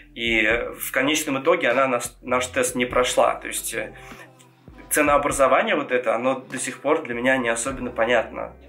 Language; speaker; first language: Russian; non-native, local second language; Georgian